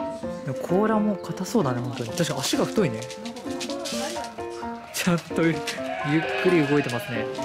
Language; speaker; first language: Japanese; native; Japanese